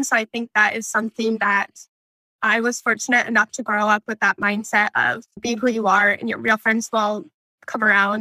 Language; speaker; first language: English; native; English